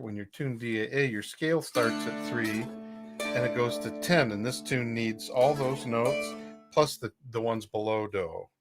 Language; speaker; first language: English; native; English